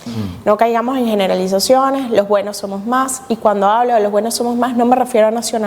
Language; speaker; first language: Spanish; native; Spanish